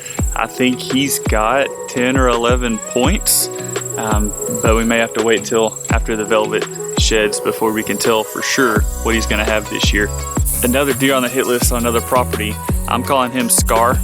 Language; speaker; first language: English; native; English